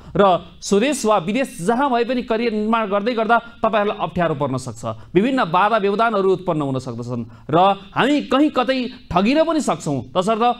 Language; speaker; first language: Nepali; native; Nepali